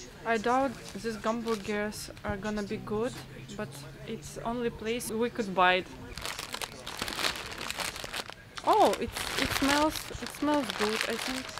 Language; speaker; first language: English; non-native, fluent; Ukrainian